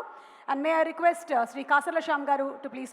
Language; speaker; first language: Telugu; native; Telugu